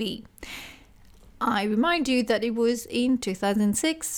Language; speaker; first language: English; non-native, fluent; French